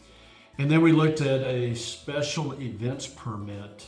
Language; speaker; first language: English; native; English